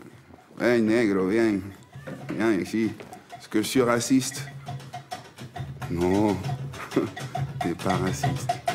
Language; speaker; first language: French; non-native, fluent; Spanish